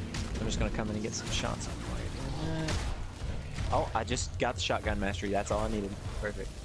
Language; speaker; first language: English; native; English